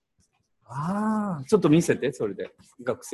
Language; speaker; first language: Japanese; native; Japanese